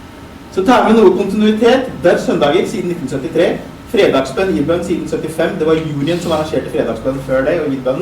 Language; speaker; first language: Norwegian; early bilingual, other home language; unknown